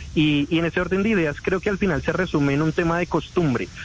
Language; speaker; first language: Spanish; native; Spanish